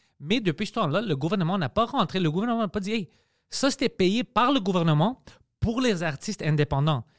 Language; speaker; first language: French; early bilingual, other home language; Greek